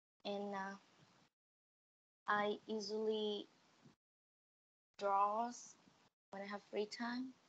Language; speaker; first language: English; non-native, learner; Vietnamese